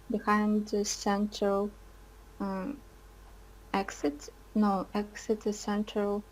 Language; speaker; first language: English; non-native, learner; Russian